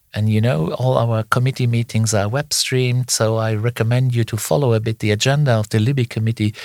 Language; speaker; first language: English; non-native, fluent; Luxembourgish